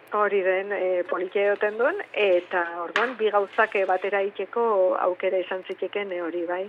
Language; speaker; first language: Basque; native; Basque